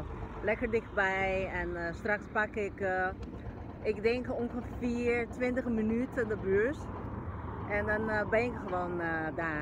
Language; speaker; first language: Dutch; non-native, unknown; Chinese